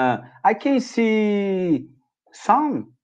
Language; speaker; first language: English; non-native, learner; Portuguese